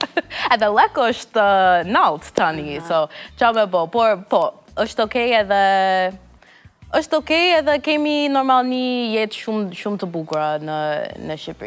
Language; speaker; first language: Albanian; non-native, learner; English